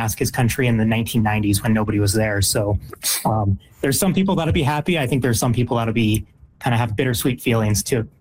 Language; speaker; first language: English; native; English